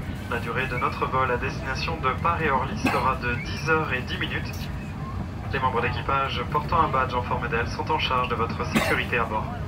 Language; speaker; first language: French; native; French